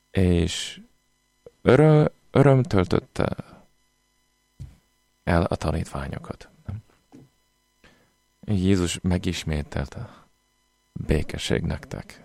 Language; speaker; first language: Hungarian; non-native, fluent; English